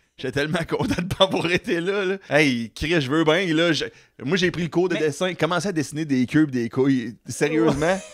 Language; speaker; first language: French; native; French